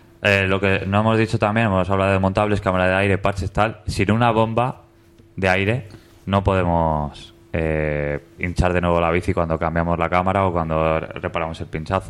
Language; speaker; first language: Spanish; native; Spanish